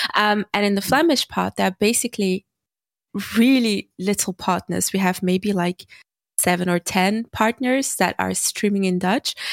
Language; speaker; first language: English; non-native, fluent; Dutch